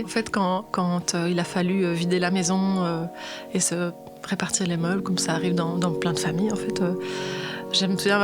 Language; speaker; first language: French; native; French